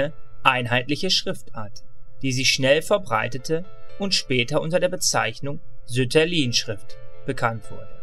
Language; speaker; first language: German; native; German